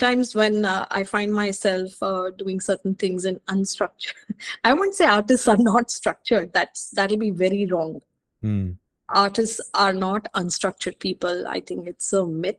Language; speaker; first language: English; non-native, local second language; Hindi